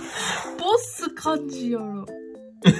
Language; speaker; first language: Japanese; non-native, learner; Korean